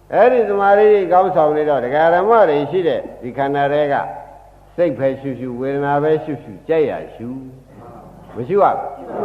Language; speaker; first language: Burmese; native; Burmese